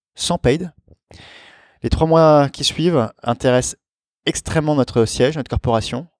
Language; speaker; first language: French; native; French